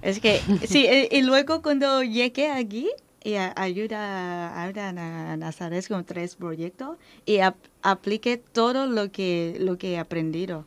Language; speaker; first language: Spanish; non-native, learner; Thai